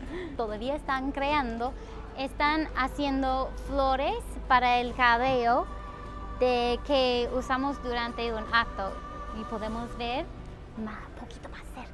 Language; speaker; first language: Spanish; non-native, fluent; English